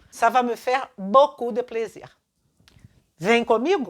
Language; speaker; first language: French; non-native, fluent; Portuguese